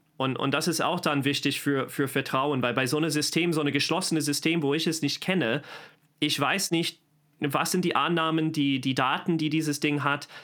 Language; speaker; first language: German; non-native, fluent; English